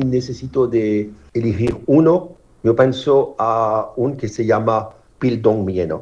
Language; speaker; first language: Spanish; non-native, fluent; French